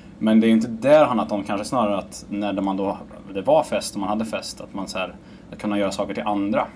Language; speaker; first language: Swedish; native; Swedish